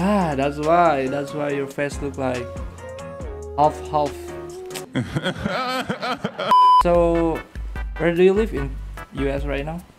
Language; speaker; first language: English; non-native, learner; Indonesian